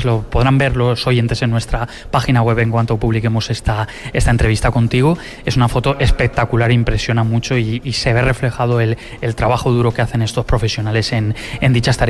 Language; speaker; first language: Spanish; native; Spanish